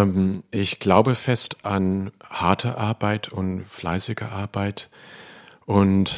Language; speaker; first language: German; non-native, fluent; Cantonese